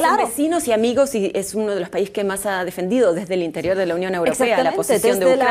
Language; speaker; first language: Spanish; native; Spanish